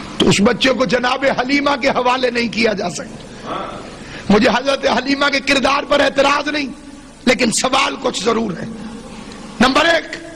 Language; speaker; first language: Urdu; non-native, local second language; Saraiki